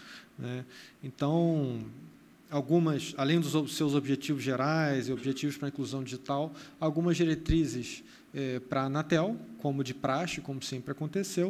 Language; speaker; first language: Portuguese; native; Portuguese